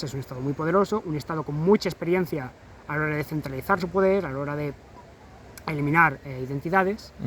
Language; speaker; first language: Spanish; native; Spanish